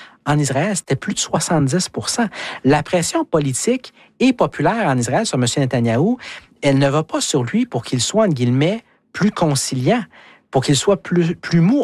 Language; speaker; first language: French; native; French